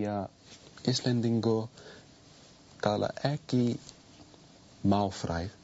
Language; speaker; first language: Icelandic; non-native, learner; English